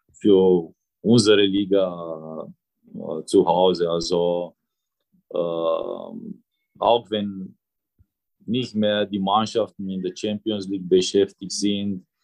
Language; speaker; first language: German; non-native, fluent; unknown